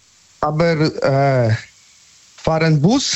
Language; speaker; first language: German; non-native, learner; Polish